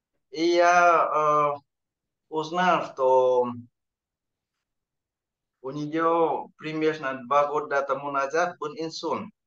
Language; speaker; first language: Russian; non-native, fluent; Vietnamese